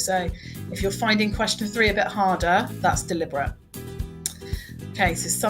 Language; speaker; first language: English; native; English